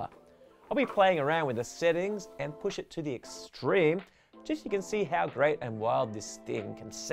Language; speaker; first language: English; native; English